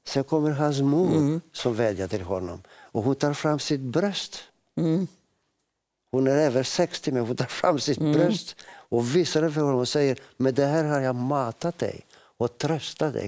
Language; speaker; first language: Swedish; non-native, fluent; Greek